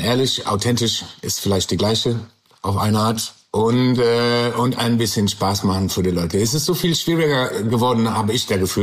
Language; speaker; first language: German; non-native, learner; English